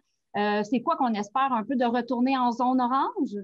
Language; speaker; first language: French; native; French